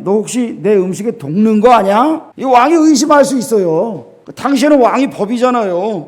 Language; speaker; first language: Korean; native; Korean